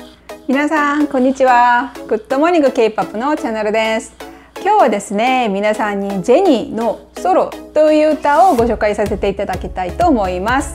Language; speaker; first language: Japanese; non-native, fluent; Korean